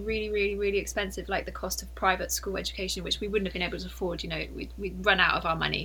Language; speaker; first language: English; native; English